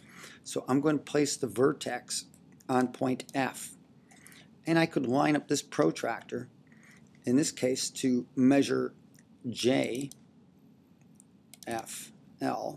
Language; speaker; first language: English; native; English